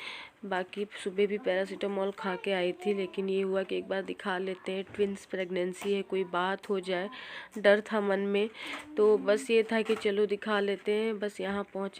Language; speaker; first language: Hindi; native; Hindi